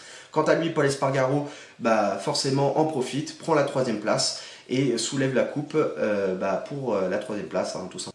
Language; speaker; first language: French; native; French